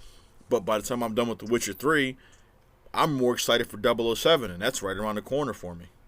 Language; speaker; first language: English; native; English